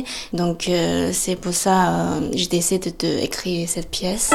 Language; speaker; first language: French; non-native, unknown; Chinese